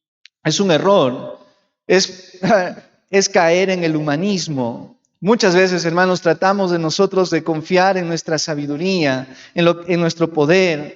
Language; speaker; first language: Spanish; native; Spanish